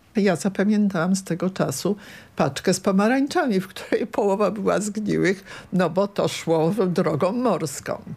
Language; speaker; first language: Polish; native; Polish